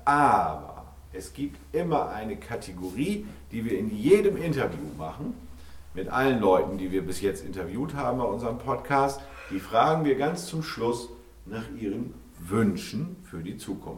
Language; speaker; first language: German; native; German